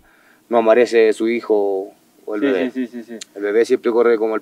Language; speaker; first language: Spanish; native; Spanish